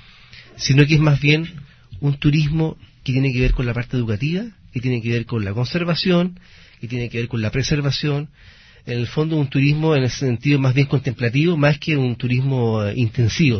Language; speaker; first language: Spanish; native; Spanish